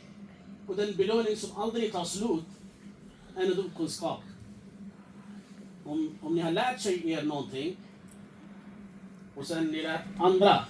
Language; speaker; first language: Swedish; non-native, fluent; Urdu